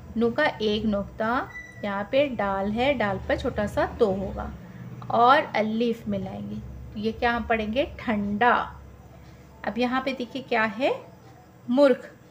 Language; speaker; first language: Hindi; native; Hindi